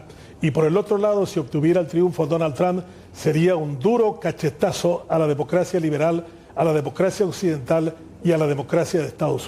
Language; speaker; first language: Spanish; native; Spanish